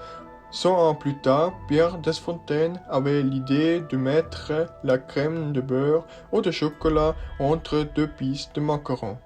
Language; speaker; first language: French; non-native, learner; Swiss German